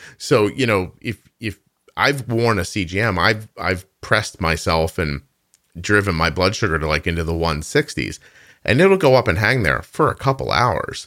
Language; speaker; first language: English; native; English